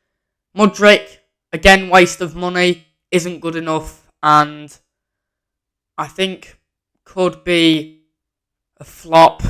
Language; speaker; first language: English; native; English